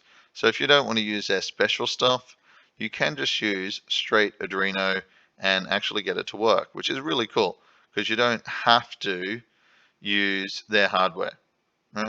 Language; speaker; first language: English; native; English